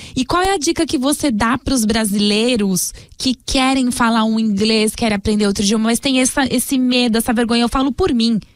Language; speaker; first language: Portuguese; native; Portuguese